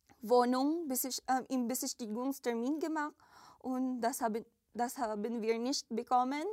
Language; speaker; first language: German; non-native, learner; Filipino